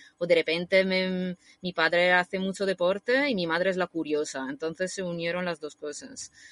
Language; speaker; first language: Spanish; non-native, fluent; Italian